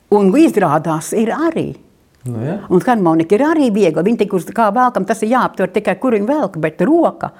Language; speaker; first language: Latvian; native; Latvian